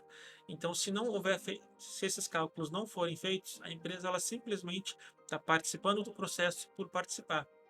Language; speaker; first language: Portuguese; native; Portuguese